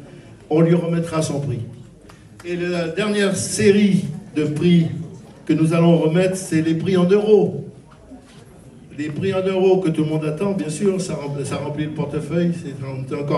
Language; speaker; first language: French; native; French